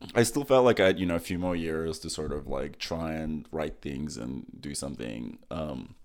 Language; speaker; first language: English; early bilingual, other home language; Macedonian